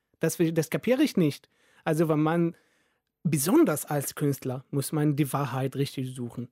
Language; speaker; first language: German; non-native, fluent; Arabic